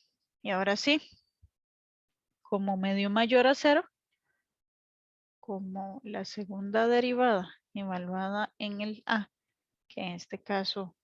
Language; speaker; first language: Spanish; native; Spanish